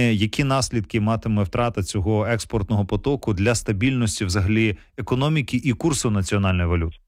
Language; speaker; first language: Ukrainian; native; Ukrainian